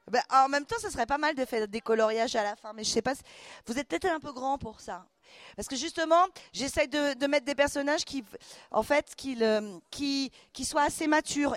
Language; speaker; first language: French; native; French